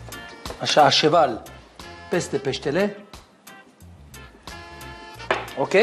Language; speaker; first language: Romanian; non-native, learner; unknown